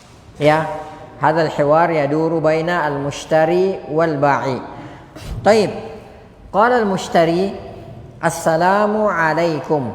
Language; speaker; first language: Arabic; non-native, fluent; Indonesian